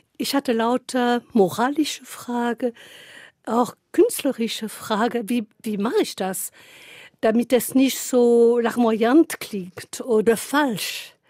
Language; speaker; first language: German; non-native, fluent; French